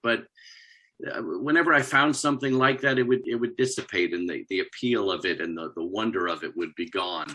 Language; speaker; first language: English; native; English